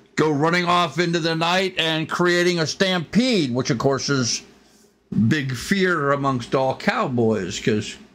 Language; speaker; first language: English; native; English